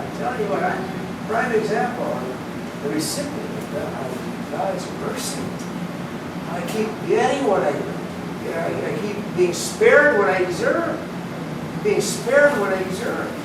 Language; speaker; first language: English; native; English